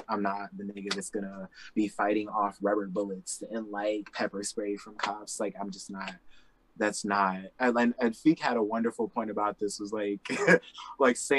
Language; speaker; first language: English; native; English